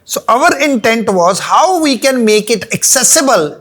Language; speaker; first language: English; non-native, local second language; Punjabi